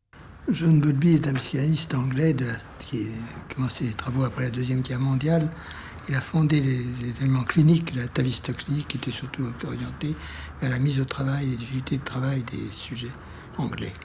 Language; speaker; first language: French; native; French